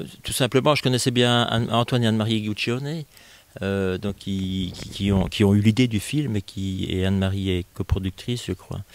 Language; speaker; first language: French; native; French